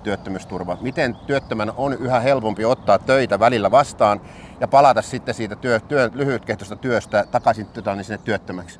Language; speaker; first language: Finnish; native; Finnish